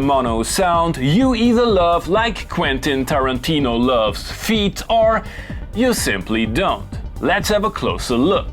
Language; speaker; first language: English; non-native, fluent; German